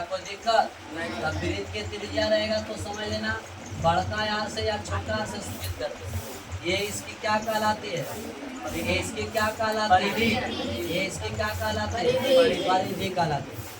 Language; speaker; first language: Hindi; native; Hindi